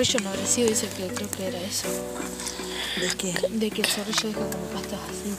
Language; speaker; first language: Spanish; native; Spanish